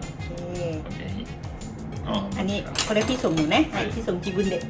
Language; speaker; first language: Japanese; non-native, learner; Thai